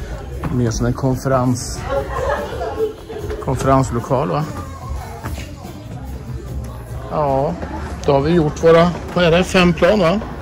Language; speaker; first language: Swedish; native; Swedish